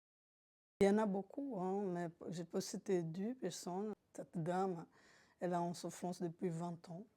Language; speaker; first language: French; non-native, fluent; Portuguese